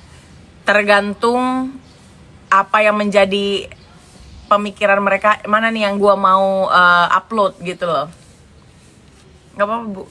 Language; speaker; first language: Indonesian; native; Indonesian